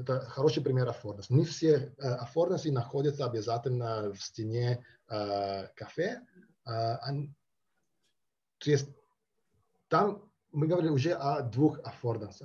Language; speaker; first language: Russian; non-native, fluent; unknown